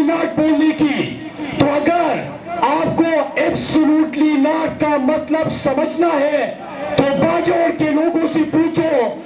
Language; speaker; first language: Urdu; non-native, local second language; Pashto